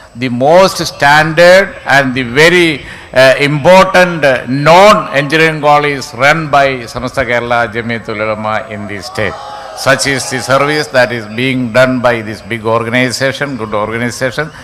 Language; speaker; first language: English; non-native, local second language; Malayalam